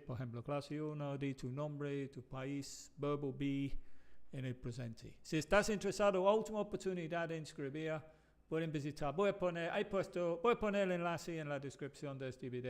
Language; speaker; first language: Spanish; non-native, fluent; English